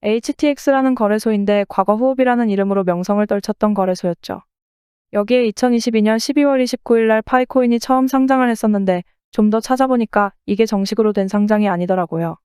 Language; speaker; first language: Korean; native; Korean